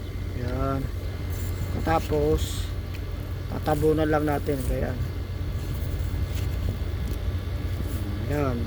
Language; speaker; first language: Filipino; native; Filipino